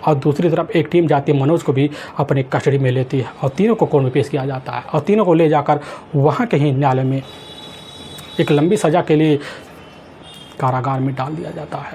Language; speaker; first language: Hindi; native; Hindi